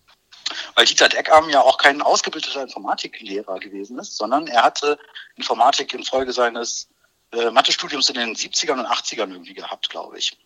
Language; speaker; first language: German; native; German